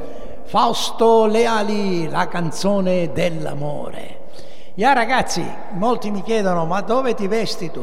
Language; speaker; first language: Italian; non-native, learner; German